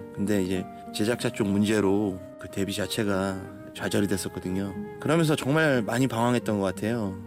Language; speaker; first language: Korean; native; Korean